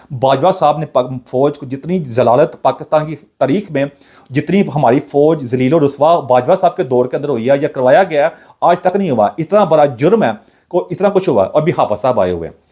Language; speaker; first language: Urdu; non-native, local second language; Punjabi